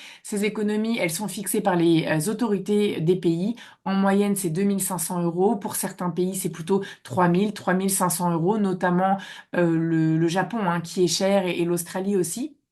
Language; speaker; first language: French; native; French